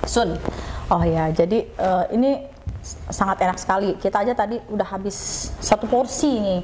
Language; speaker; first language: Indonesian; native; Indonesian